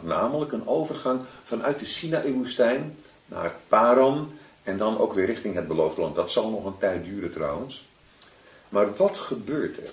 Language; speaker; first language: Dutch; native; Dutch